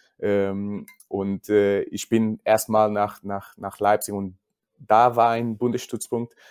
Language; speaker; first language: German; non-native, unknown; Portuguese